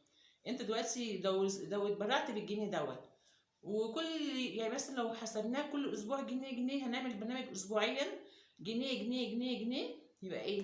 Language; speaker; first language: Arabic; native; Arabic